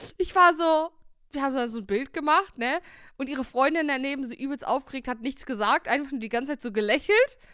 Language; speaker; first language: German; native; German